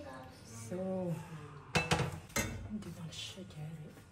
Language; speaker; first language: German; non-native, learner; Tibetan